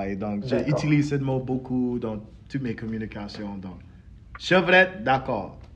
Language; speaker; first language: French; early bilingual, heritage; English